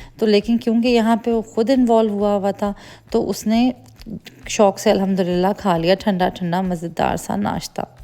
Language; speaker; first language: Urdu; native; Urdu